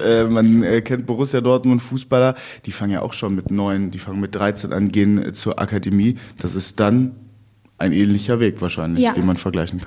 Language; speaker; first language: German; native; German